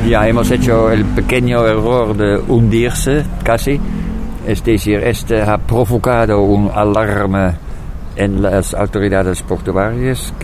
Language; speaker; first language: Spanish; non-native, fluent; Dutch